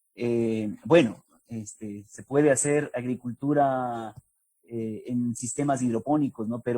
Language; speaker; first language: Spanish; native; Spanish